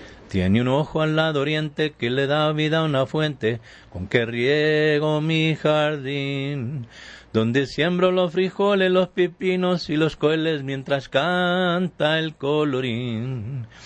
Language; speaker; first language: Spanish; early bilingual, heritage; Spanish